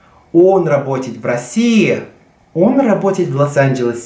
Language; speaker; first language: Russian; non-native, fluent; English